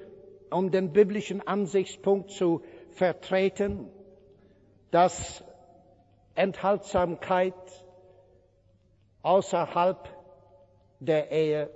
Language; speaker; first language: German; non-native, fluent; English